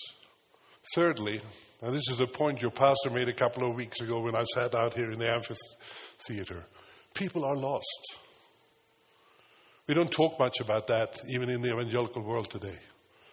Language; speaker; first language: English; non-native, fluent; Swedish